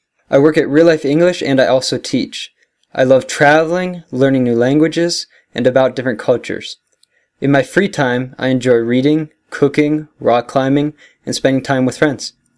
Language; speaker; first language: English; native; English